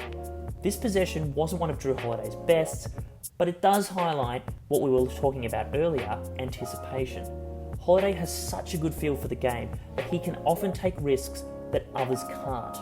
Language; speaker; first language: English; native; English